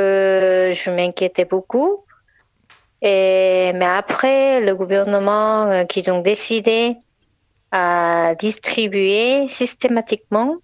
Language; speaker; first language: French; non-native, learner; Korean